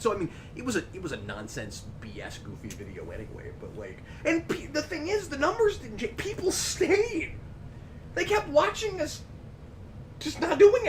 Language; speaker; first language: English; native; English